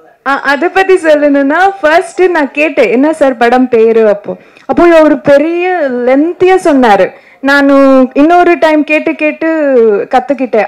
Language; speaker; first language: Tamil; non-native, learner; Kannada